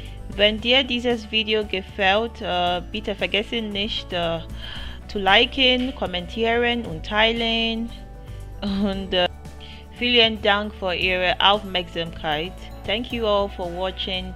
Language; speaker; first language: German; non-native, learner; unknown